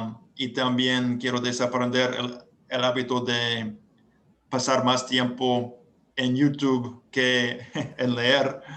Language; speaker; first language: Spanish; non-native, learner; English